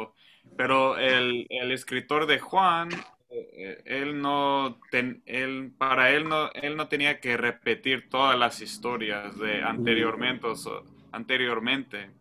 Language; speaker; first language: Spanish; non-native, fluent; English